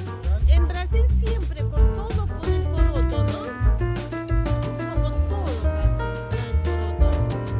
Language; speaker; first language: Spanish; non-native, fluent; Russian